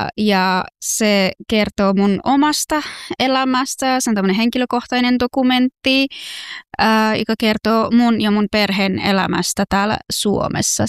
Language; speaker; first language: Finnish; non-native, fluent; Persian